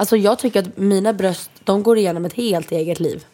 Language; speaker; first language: Swedish; native; Swedish